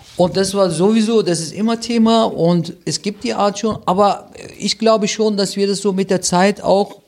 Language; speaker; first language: German; early bilingual, other home language; Turkish